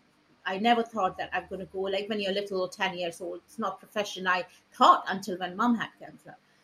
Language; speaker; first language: English; non-native, local second language; Punjabi